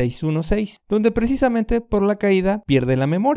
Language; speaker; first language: Spanish; native; Spanish